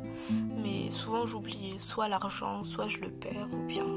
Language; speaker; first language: French; native; French